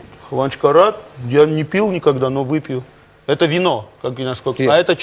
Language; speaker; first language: Russian; non-native, local second language; Armenian